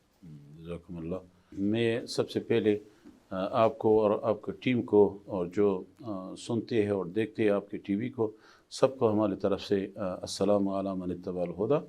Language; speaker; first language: Hindi; non-native, fluent; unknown